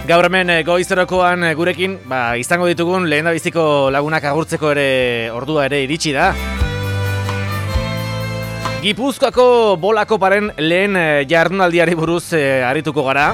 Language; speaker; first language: Basque; native; Basque